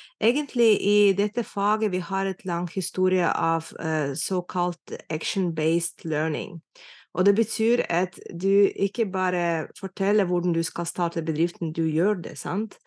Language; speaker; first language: Norwegian; non-native, fluent; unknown